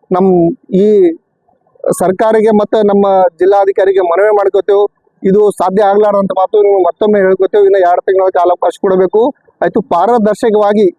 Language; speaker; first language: Kannada; non-native, local second language; Lambadi